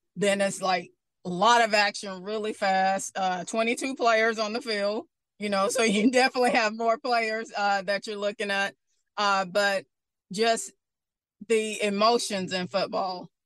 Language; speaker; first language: English; native; English